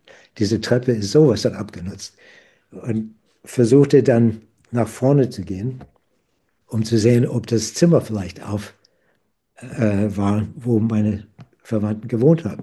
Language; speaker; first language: German; non-native, fluent; English